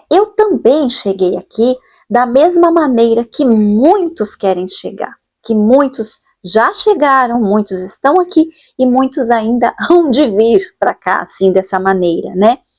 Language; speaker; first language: Portuguese; native; Portuguese